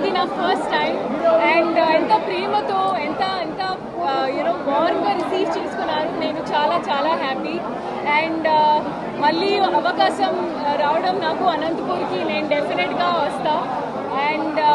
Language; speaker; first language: Telugu; non-native, learner; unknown